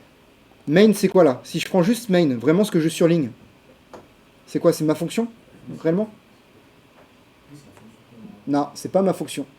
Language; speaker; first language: French; native; French